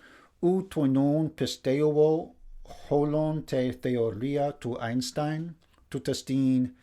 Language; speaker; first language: Greek; non-native, fluent; English